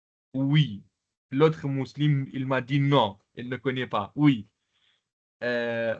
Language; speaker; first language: French; non-native, local second language; Arabic